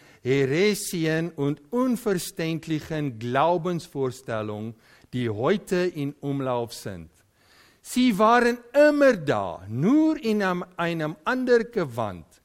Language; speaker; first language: German; non-native, fluent; Dutch